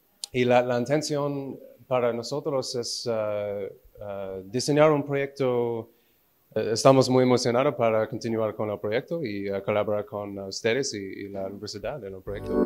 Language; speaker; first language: Spanish; non-native, learner; English